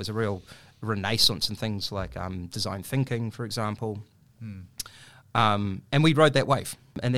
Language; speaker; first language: English; native; English